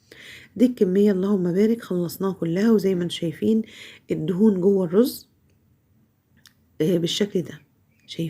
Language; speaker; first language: Arabic; native; Arabic